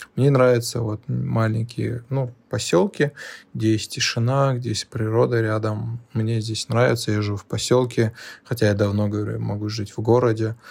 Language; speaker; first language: Russian; non-native, local second language; Lezghian